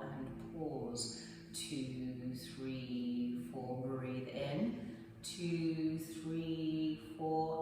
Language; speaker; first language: English; native; English